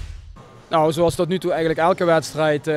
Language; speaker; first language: Dutch; native; Dutch